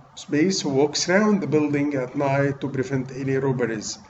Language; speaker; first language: English; non-native, fluent; Arabic